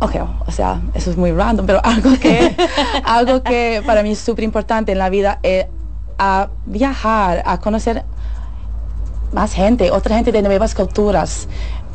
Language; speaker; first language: Spanish; non-native, fluent; English